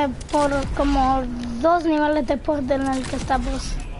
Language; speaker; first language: Spanish; early bilingual, heritage; Spanish